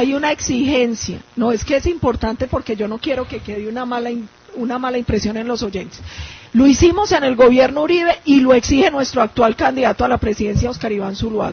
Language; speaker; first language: Spanish; native; Spanish